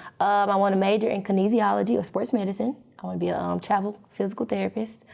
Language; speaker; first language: English; native; English